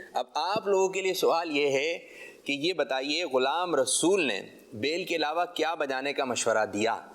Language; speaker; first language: Urdu; native; Urdu